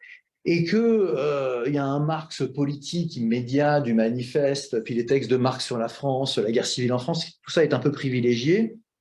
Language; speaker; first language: French; native; French